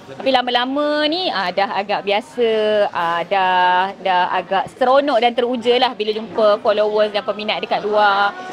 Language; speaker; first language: Malay; non-native, local second language; Tamil